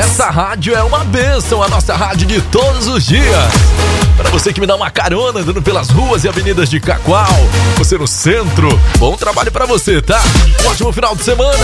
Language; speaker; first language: Portuguese; native; Portuguese